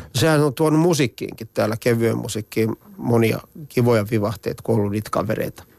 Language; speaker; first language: Finnish; native; Finnish